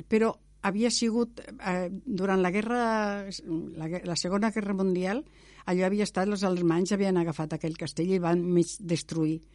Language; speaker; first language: Catalan; non-native, local second language; Spanish